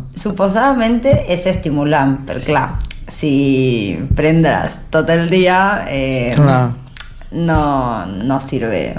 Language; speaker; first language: Catalan; non-native, learner; Spanish